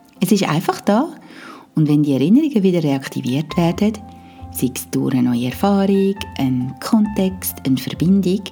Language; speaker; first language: German; native; German